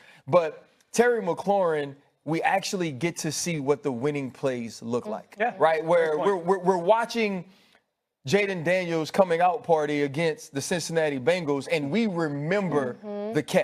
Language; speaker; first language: English; native; English